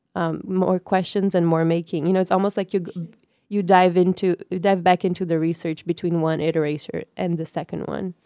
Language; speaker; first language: English; non-native, fluent; Portuguese